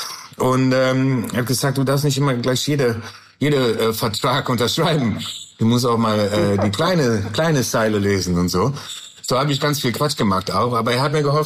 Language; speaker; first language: German; non-native, learner; English